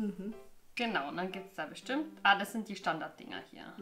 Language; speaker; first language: German; native; German